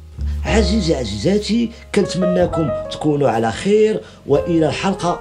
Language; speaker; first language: Arabic; native; Arabic